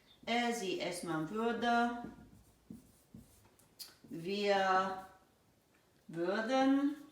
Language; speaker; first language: German; non-native, fluent; English